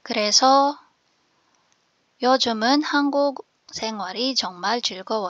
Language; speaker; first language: Korean; non-native, fluent; Filipino